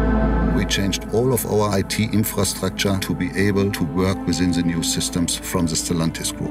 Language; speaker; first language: English; non-native, fluent; German